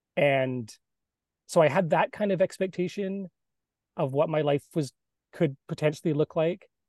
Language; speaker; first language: English; native; English